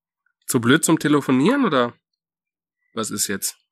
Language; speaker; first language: German; native; German